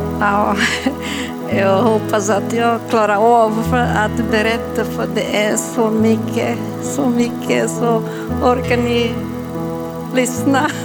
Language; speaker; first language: Swedish; non-native, fluent; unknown